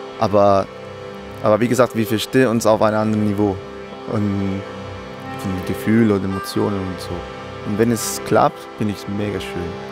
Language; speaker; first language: German; non-native, fluent; French